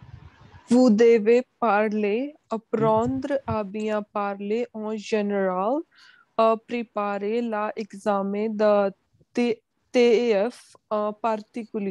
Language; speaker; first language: French; non-native, learner; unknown